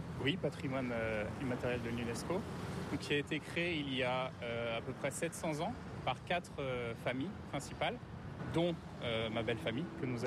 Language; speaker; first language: French; native; French